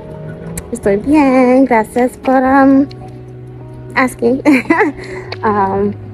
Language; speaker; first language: Spanish; non-native, learner; English